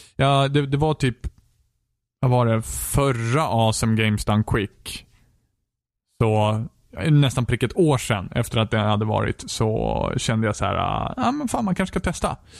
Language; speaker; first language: Swedish; native; Swedish